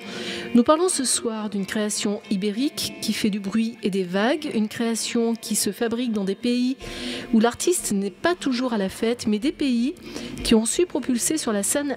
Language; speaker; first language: French; native; French